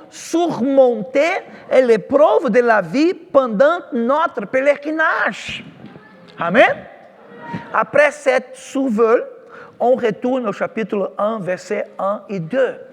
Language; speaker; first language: French; non-native, fluent; Portuguese